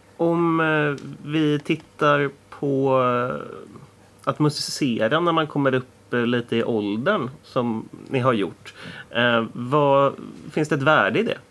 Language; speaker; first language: Swedish; native; Swedish